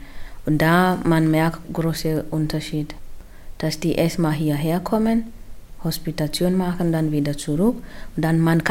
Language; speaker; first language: German; non-native, learner; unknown